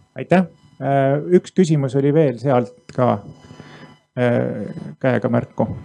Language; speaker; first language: Estonian; native; Estonian